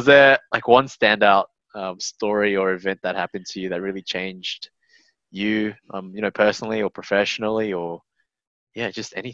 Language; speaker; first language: English; native; English